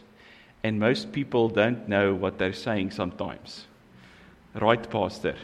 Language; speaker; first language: English; non-native, local second language; Afrikaans